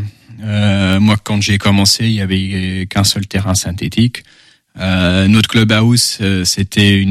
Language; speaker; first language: French; early bilingual, heritage; Dutch